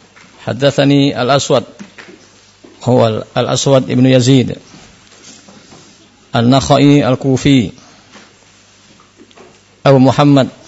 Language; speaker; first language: Arabic; non-native, fluent; Indonesian